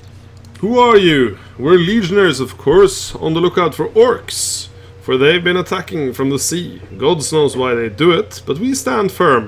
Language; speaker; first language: English; non-native, fluent; Norwegian